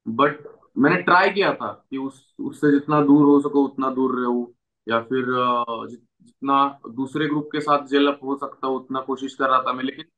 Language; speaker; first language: Hindi; non-native, local second language; Marathi